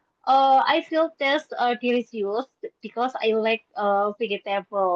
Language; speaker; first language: English; non-native, learner; Indonesian